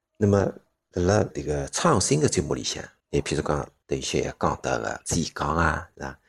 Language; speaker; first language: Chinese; native; Chinese